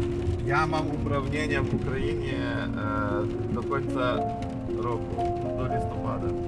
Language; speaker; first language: Polish; non-native, fluent; Ukrainian